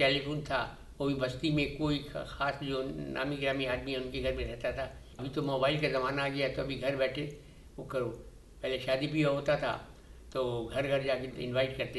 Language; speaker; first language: Hindi; native; Hindi